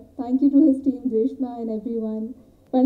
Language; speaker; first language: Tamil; non-native, learner; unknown